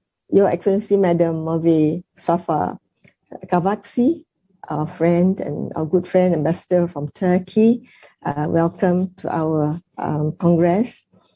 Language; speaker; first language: English; non-native, local second language; Malay